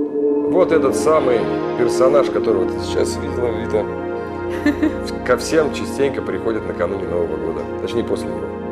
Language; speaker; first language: Russian; native; Russian